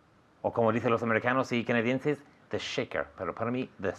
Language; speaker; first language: Spanish; non-native, fluent; English